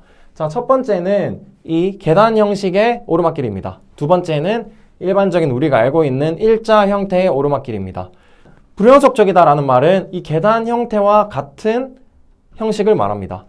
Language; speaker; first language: Korean; native; Korean